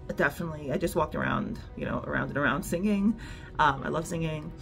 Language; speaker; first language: English; native; English